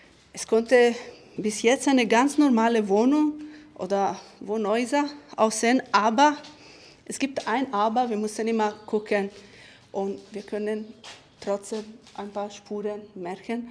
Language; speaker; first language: German; non-native, fluent; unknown